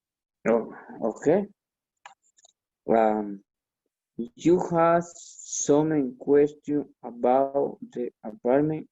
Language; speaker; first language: English; non-native, learner; Spanish